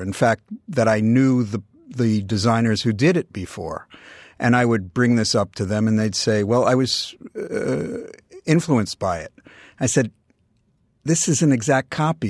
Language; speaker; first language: English; native; English